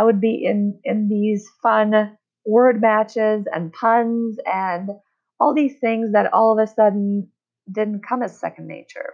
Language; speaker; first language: English; non-native, fluent; Czech